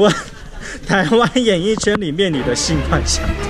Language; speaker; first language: Chinese; native; Chinese